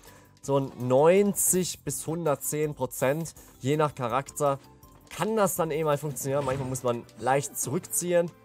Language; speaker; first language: German; native; German